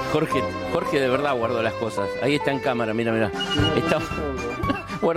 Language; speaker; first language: Spanish; native; Spanish